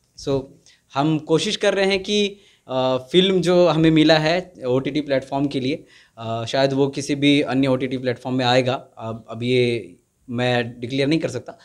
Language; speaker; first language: Hindi; native; Hindi